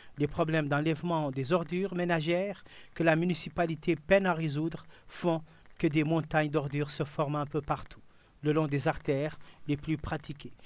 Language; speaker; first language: French; non-native, local second language; Arabic